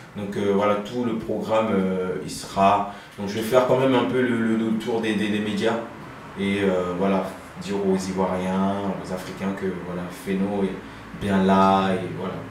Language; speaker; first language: French; early bilingual, other home language; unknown